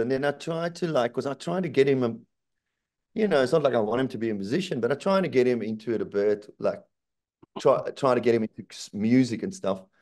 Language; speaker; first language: English; non-native, local second language; Afrikaans